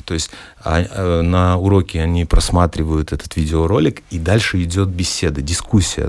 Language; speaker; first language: Russian; native; Russian